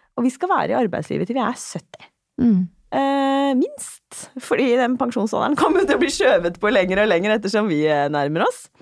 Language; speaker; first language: Norwegian; native; Norwegian